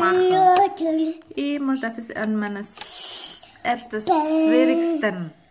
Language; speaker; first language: German; non-native, learner; Indonesian